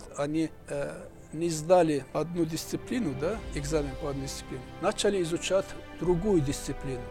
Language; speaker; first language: Russian; non-native, local second language; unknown